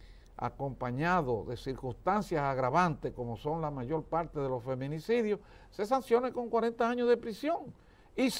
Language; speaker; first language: Spanish; native; Spanish